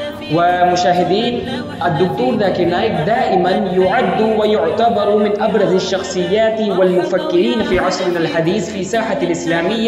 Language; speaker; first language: Arabic; non-native, fluent; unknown